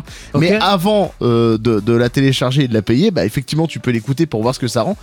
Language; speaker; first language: French; native; French